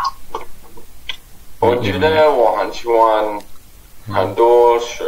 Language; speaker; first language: Chinese; non-native, learner; English